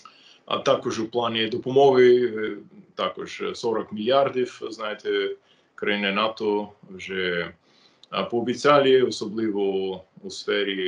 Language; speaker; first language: Ukrainian; non-native, fluent; English